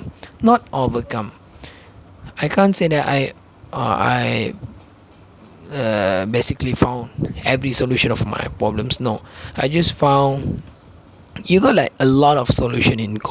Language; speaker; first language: English; non-native, local second language; Malay